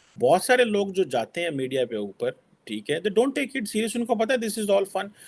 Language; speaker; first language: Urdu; non-native, local second language; Punjabi